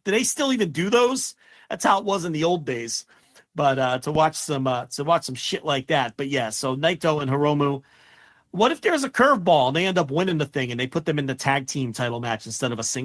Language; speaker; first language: English; native; English